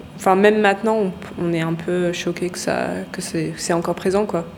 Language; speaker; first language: French; early bilingual, other home language; English